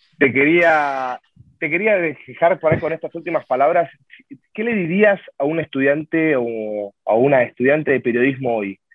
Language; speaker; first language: Spanish; native; Spanish